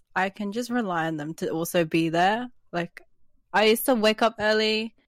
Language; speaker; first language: English; native; English